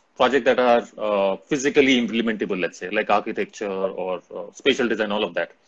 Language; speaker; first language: English; non-native, local second language; Hindi